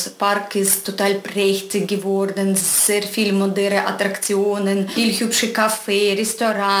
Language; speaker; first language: German; non-native, fluent; Russian